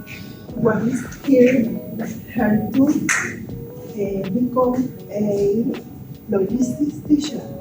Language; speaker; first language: English; non-native, learner; Spanish